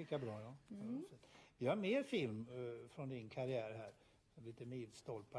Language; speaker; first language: Swedish; native; Swedish